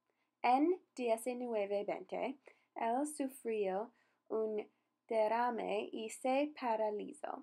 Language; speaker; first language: Spanish; non-native, learner; English